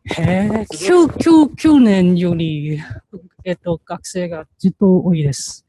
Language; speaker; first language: Japanese; non-native, learner; Chinese